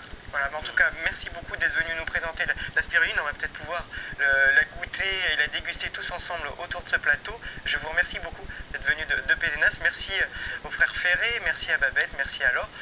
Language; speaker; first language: French; native; French